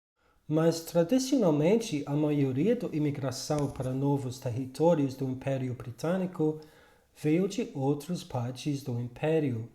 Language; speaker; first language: Portuguese; non-native, fluent; English